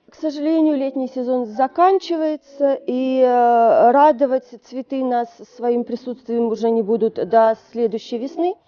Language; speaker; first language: Russian; native; Russian